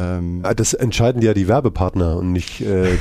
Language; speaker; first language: German; native; German